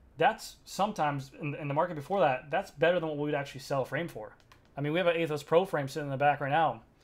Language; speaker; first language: English; native; English